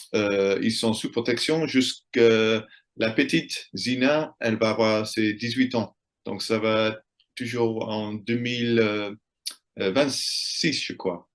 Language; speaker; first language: French; non-native, fluent; English